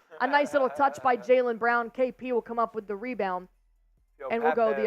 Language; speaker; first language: English; native; English